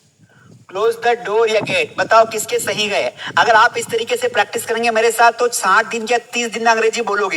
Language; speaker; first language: Hindi; native; Hindi